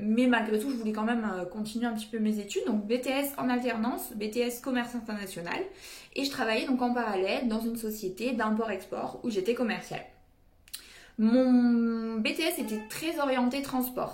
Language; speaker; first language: French; native; French